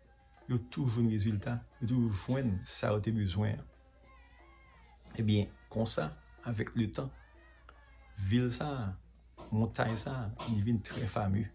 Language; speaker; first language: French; non-native, local second language; Haitian Creole